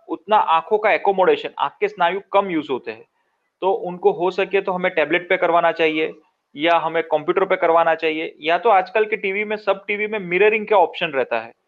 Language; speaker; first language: Hindi; non-native, local second language; Gujarati